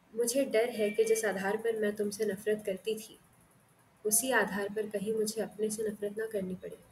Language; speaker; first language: Hindi; non-native, local second language; Marathi